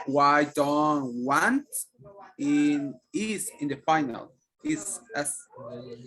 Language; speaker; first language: English; non-native, learner; Spanish